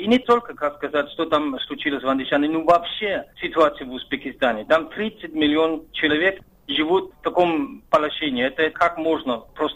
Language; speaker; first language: Russian; non-native, fluent; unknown